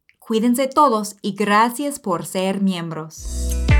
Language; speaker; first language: Spanish; non-native, fluent; English